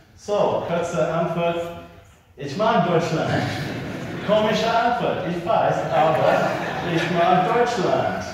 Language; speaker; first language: German; non-native, learner; English